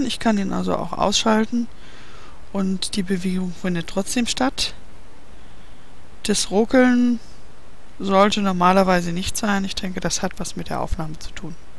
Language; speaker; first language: German; native; German